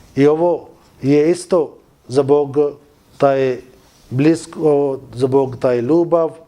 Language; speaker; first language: Bosnian; non-native, learner; Urdu